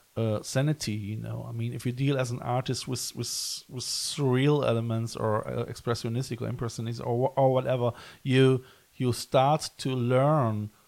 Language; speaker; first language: English; non-native, fluent; German